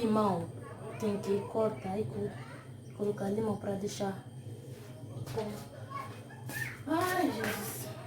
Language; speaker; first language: Portuguese; non-native, learner; Haitian Creole